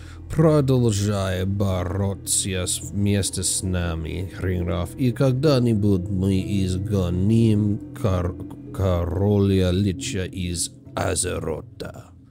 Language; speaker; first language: Russian; non-native, learner; English